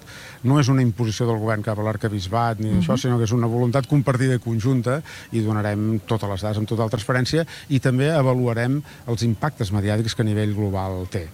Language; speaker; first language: Catalan; native; Catalan